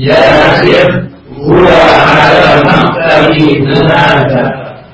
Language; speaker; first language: Arabic; non-native, learner; Indonesian